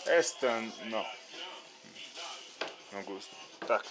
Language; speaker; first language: Spanish; non-native, learner; Russian